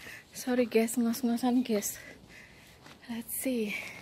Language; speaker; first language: English; non-native, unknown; Indonesian